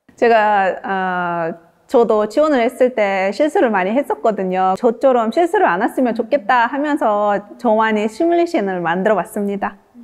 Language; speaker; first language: Korean; non-native, fluent; Uzbek